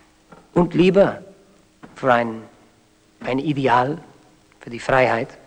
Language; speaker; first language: German; non-native, learner; Spanish